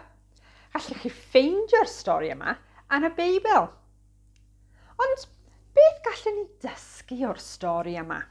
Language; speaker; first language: Welsh; non-native, local second language; English